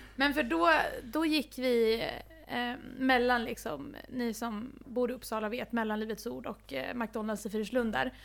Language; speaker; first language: Swedish; native; Swedish